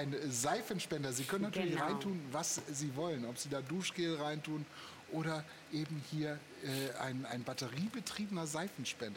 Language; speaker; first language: German; native; German